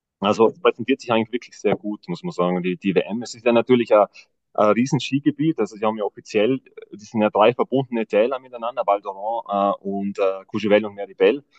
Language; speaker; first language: German; native; German